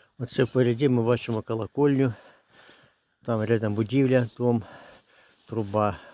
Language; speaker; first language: Ukrainian; non-native, local second language; Russian